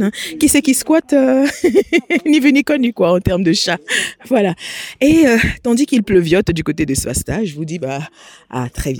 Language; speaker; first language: French; native; French